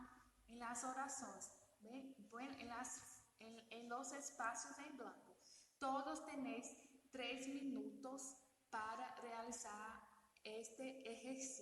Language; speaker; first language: Spanish; non-native, learner; Portuguese